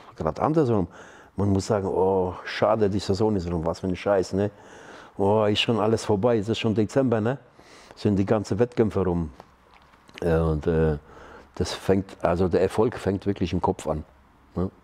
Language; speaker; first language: German; non-native, fluent; Polish